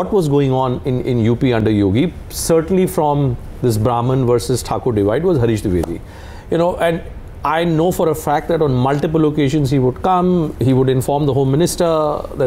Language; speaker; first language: English; non-native, local second language; Hindi